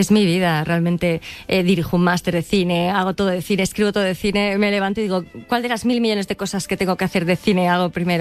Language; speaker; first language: Spanish; native; Spanish